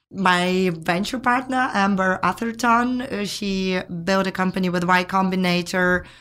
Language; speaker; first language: English; non-native, fluent; Ukrainian